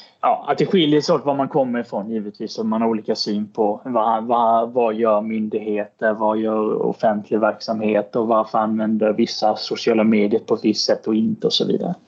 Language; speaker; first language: Swedish; native; Swedish